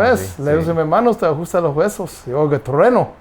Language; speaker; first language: Spanish; non-native, learner; English